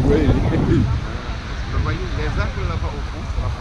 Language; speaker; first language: French; non-native, local second language; Wolof